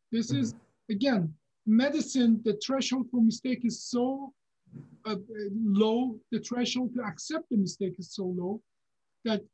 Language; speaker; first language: English; non-native, fluent; Persian